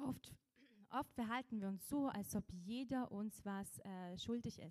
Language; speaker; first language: German; non-native, local second language; Russian